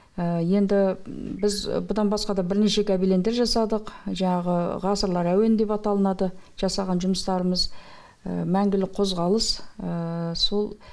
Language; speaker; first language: Kazakh; native; Kazakh